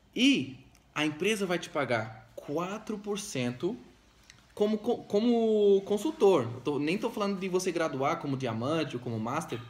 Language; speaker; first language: Portuguese; non-native, fluent; English